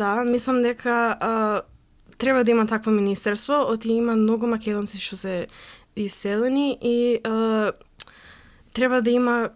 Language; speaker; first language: Macedonian; early bilingual, heritage; Macedonian